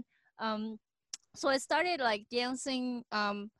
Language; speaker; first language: English; non-native, fluent; Chinese